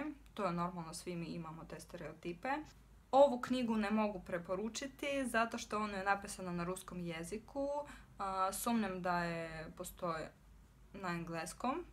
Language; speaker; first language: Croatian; non-native, fluent; Russian